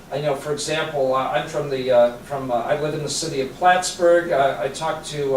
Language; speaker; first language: English; native; English